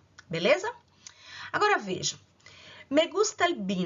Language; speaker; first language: Spanish; non-native, fluent; Portuguese